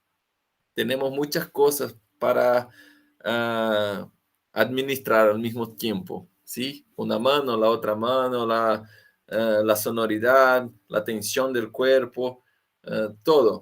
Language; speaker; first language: Spanish; non-native, fluent; Portuguese